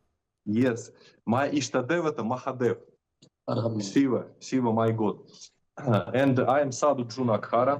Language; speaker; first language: English; non-native, learner; Russian